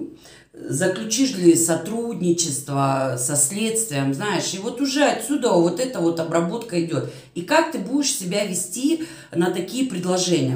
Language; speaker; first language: Russian; native; Russian